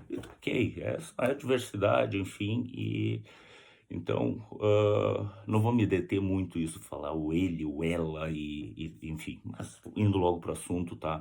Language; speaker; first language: Portuguese; native; Portuguese